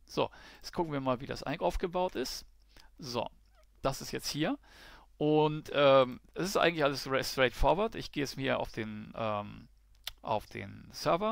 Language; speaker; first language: German; native; German